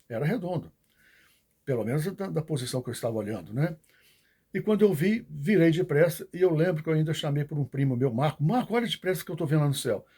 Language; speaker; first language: Portuguese; native; Portuguese